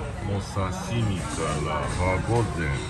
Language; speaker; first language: Japanese; native; Japanese